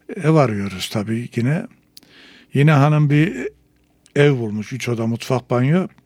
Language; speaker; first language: Turkish; native; Turkish